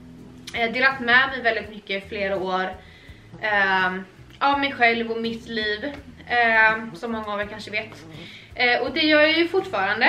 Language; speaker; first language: Swedish; native; Swedish